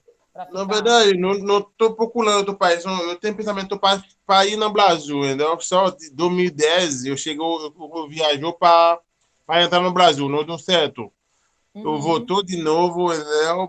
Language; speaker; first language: Portuguese; non-native, learner; Haitian Creole